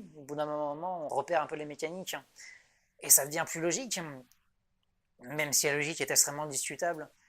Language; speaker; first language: French; native; French